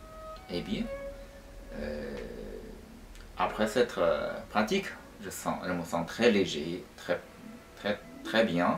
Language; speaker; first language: French; non-native, fluent; Chinese